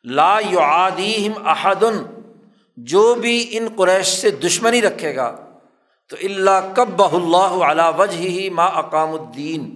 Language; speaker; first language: Urdu; non-native, local second language; Punjabi